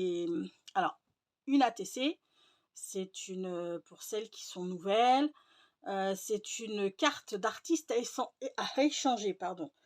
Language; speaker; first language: French; native; French